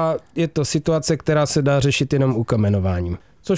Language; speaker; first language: Czech; native; Czech